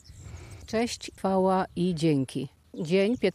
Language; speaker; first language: Polish; native; Polish